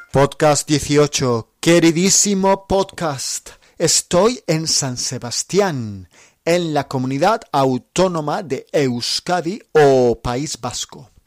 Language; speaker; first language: Spanish; non-native, fluent; English